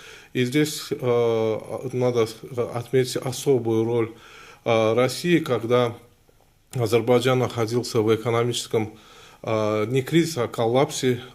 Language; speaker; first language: Russian; non-native, local second language; Azerbaijani